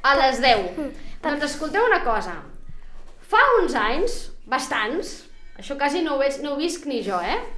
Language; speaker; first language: Catalan; native; Catalan